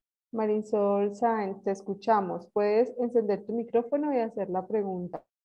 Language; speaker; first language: Spanish; native; Spanish